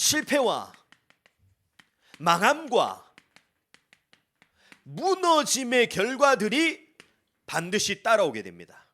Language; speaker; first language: Korean; native; Korean